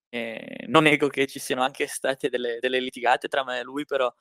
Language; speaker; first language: Italian; native; Italian